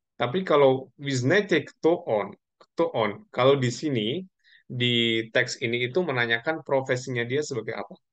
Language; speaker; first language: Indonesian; non-native, local second language; Javanese